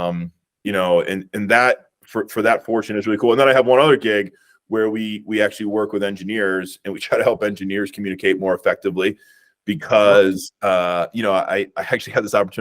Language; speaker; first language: English; native; English